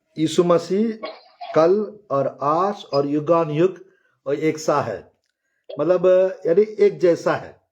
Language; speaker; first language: Hindi; non-native, local second language; Telugu